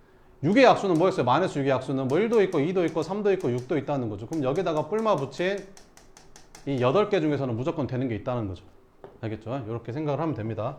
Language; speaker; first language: Korean; native; Korean